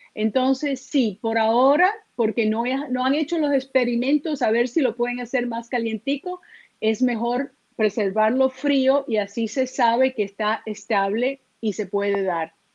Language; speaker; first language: Spanish; early bilingual, heritage; Spanish